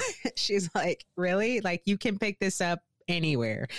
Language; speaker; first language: English; native; English